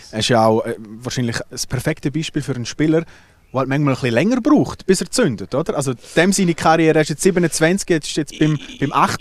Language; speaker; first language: German; native; German